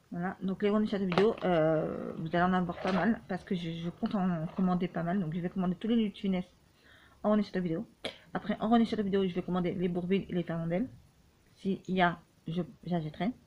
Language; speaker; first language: French; native; French